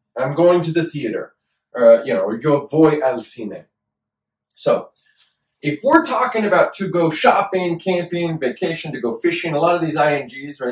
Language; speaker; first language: English; native; English